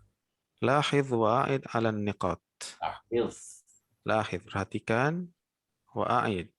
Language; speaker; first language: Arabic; non-native, fluent; Indonesian